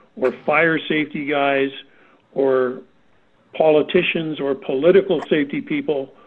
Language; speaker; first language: English; native; English